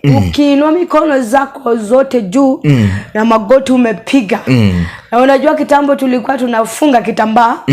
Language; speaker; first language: Swahili; non-native, local second language; Luo (Kenya and Tanzania)